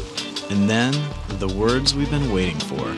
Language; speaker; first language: English; native; English